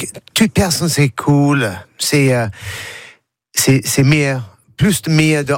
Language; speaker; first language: French; non-native, learner; English